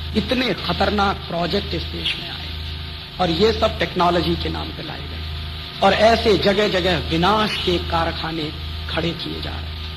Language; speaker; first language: Hindi; native; Hindi